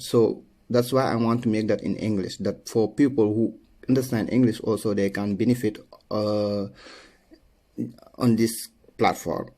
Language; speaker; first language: English; non-native, learner; Wolof